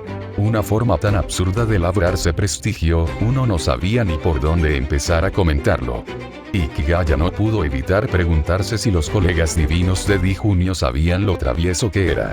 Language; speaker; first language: Spanish; native; Spanish